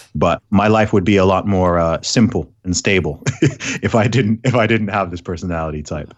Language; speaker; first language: English; early bilingual, other home language; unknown